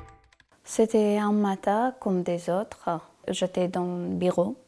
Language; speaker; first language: French; non-native, learner; Persian